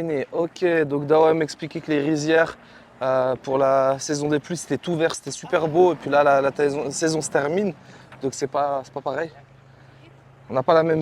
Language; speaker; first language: French; native; French